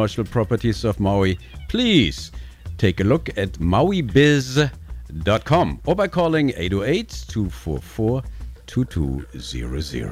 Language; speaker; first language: English; non-native, fluent; German